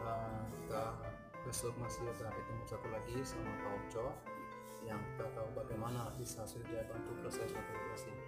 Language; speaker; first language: Indonesian; non-native, fluent; Portuguese